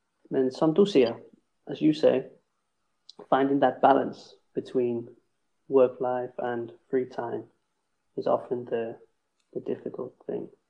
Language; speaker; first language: English; native; English